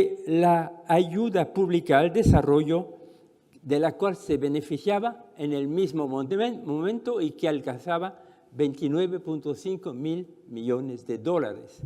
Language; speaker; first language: Spanish; non-native, fluent; French